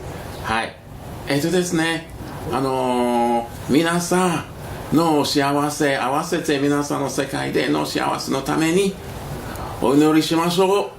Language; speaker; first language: Japanese; non-native, learner; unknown